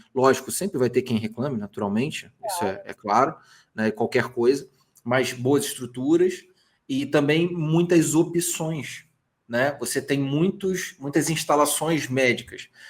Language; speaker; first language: Portuguese; native; Portuguese